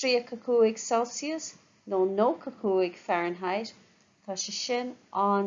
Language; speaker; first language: Irish; non-native, local second language; English